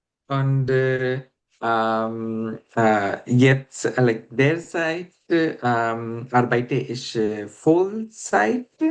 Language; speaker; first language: German; non-native, learner; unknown